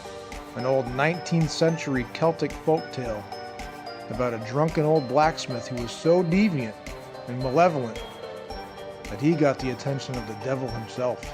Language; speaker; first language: English; native; English